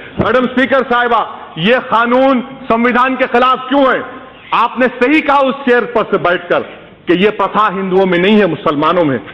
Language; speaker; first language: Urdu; native; Urdu